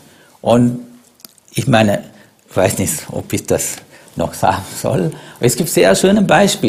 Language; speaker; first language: German; non-native, fluent; Sinhala